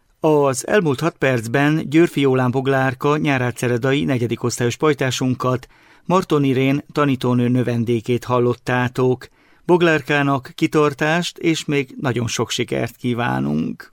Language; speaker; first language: Hungarian; native; Hungarian